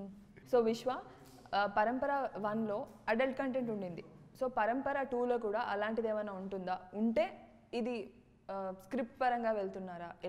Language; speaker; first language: Telugu; native; Telugu